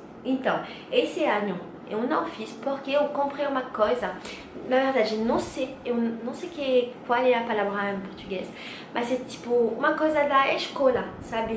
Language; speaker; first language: Portuguese; non-native, learner; French